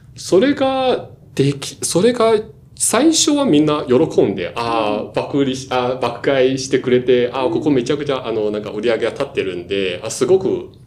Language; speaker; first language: Japanese; non-native, fluent; Chinese